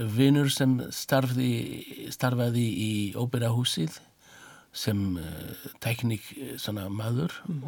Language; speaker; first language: Icelandic; non-native, fluent; French